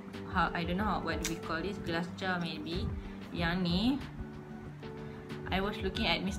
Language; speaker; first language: English; non-native, local second language; Malay